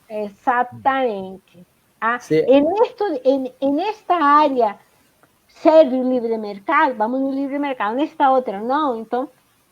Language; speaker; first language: Portuguese; non-native, fluent; Spanish